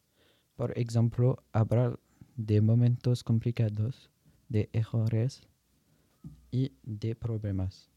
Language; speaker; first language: Spanish; non-native, learner; French